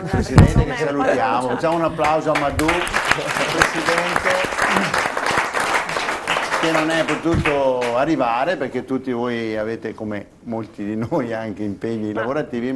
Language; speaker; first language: Italian; native; Italian